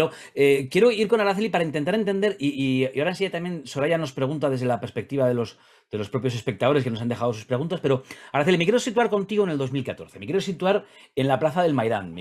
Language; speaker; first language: Spanish; native; Spanish